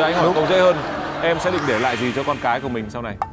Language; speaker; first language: Vietnamese; native; Vietnamese